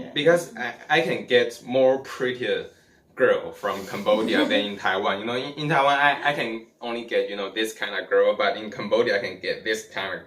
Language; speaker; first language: English; non-native, learner; Chinese